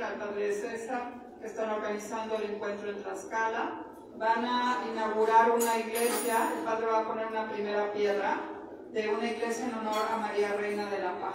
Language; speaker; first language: Spanish; native; Spanish